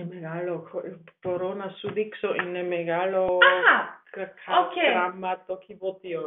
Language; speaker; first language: Greek; non-native, learner; German